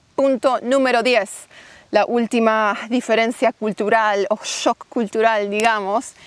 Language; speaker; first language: Spanish; non-native, fluent; English